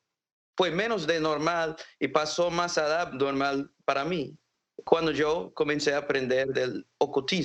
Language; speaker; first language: Spanish; non-native, fluent; English